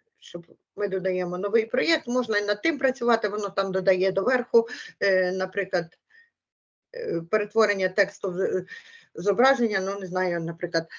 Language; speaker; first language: Ukrainian; native; Ukrainian